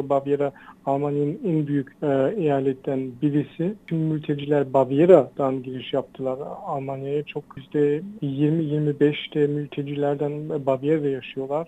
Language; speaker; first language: Turkish; early bilingual, heritage; Turkish